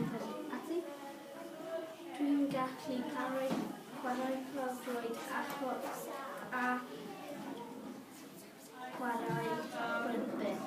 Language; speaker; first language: Welsh; non-native, learner; English